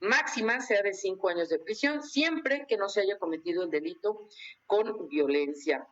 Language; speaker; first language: Spanish; native; Spanish